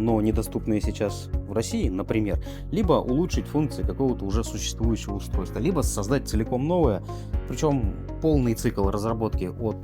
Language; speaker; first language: Russian; native; Russian